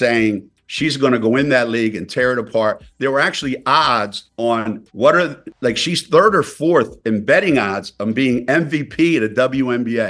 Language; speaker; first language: English; native; English